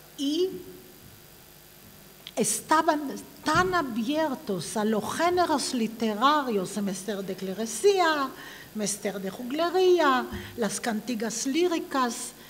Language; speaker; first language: Spanish; non-native, fluent; Hebrew